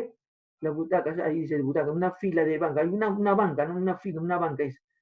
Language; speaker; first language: Spanish; native; Spanish